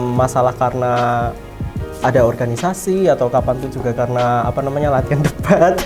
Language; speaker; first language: Indonesian; native; Indonesian